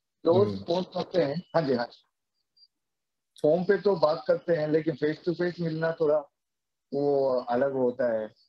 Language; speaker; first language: Hindi; non-native, fluent; Japanese